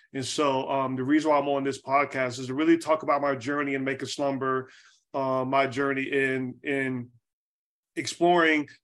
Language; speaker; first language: English; native; English